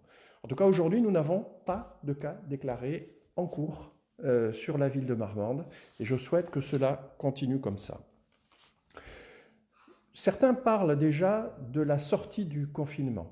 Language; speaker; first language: French; native; French